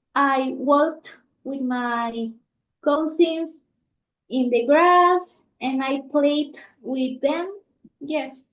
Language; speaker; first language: English; non-native, learner; Spanish